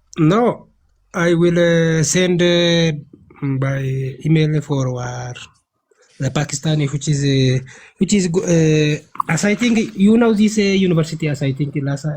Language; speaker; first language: English; non-native, learner; Amharic